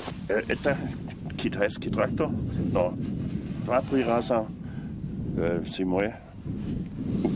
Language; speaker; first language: Russian; non-native, learner; German